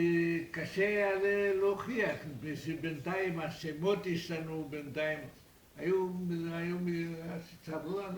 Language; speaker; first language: Hebrew; non-native, fluent; Romanian